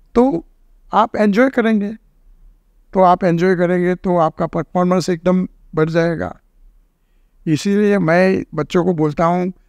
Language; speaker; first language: Hindi; non-native, local second language; Gujarati